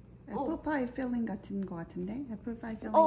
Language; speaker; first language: Korean; early bilingual, heritage; Korean